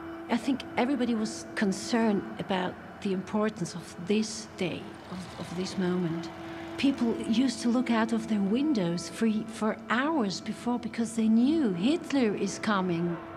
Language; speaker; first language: English; non-native, fluent; German